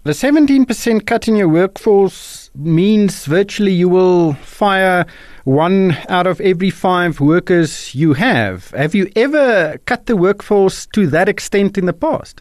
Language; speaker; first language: English; non-native, local second language; Afrikaans